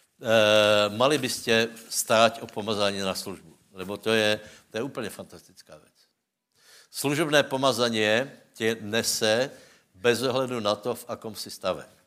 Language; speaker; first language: Czech; non-native, local second language; Slovak